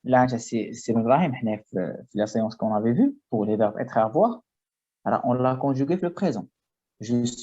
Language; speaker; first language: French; non-native, local second language; Arabic